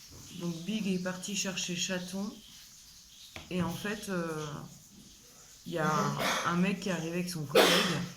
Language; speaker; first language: French; native; French